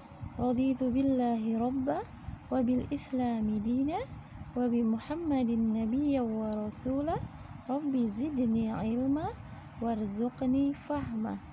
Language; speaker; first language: Arabic; non-native, fluent; Indonesian